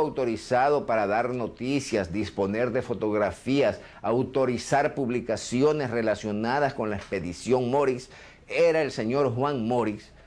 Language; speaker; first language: Spanish; native; Spanish